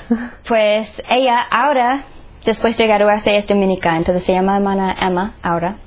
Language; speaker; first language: Spanish; non-native, fluent; English